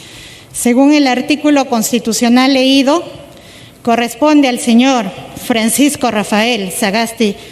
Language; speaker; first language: Spanish; native; Spanish